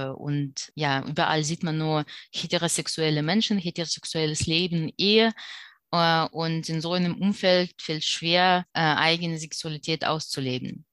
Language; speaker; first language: German; non-native, fluent; Russian